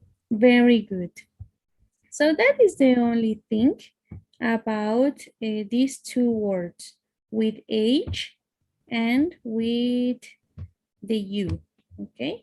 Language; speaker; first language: English; non-native, fluent; Spanish